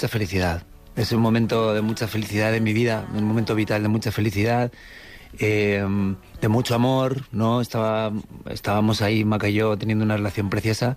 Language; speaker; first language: Spanish; native; Spanish